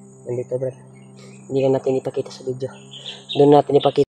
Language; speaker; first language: Filipino; non-native, local second language; Cebuano